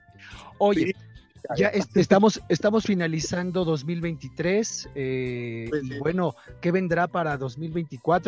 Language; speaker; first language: Spanish; native; Spanish